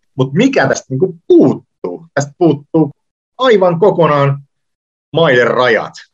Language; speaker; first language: Finnish; native; Finnish